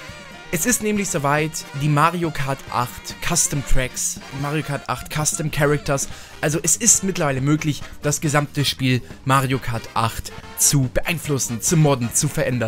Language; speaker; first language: German; native; German